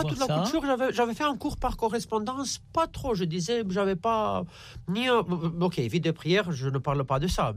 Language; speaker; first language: French; non-native, fluent; Romanian